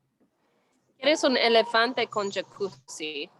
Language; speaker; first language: Spanish; non-native, learner; English